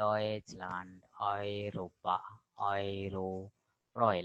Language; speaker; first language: German; non-native, fluent; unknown